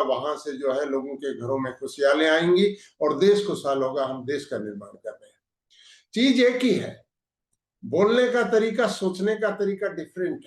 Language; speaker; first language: Hindi; native; Hindi